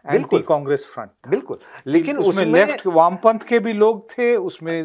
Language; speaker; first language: Hindi; native; Hindi